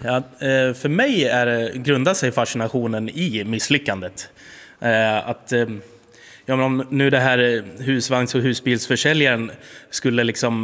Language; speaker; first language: Swedish; native; Swedish